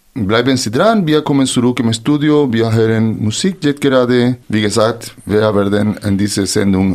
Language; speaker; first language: German; non-native, fluent; Spanish